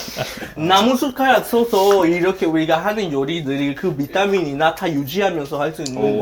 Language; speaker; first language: Korean; non-native, fluent; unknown